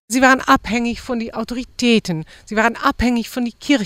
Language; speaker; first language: German; non-native, fluent; Dutch